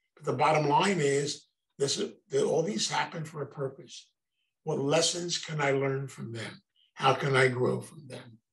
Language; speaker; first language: English; native; English